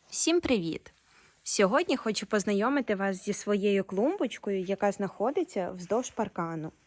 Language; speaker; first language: Ukrainian; non-native, local second language; Russian